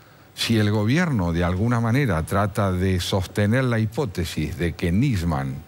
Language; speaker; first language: Spanish; native; Spanish